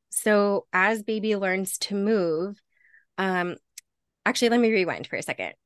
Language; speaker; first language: English; native; English